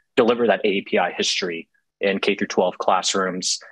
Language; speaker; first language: English; native; English